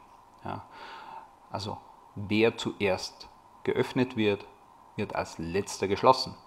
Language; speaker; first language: German; native; German